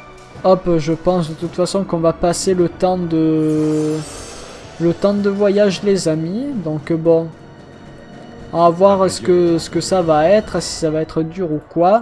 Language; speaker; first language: French; native; French